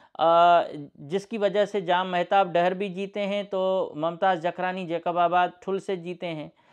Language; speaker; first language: Urdu; non-native, local second language; Sindhi